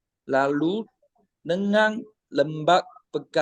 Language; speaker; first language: Indonesian; non-native, learner; Chinese